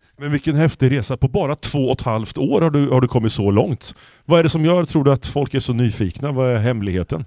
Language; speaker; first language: Swedish; native; Swedish